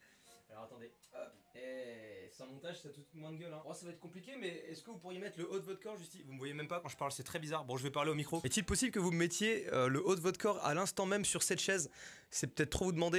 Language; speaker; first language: French; native; French